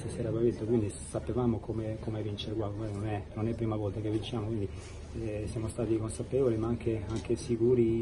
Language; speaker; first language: Italian; non-native, fluent; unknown